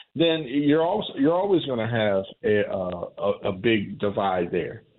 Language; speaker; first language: English; native; English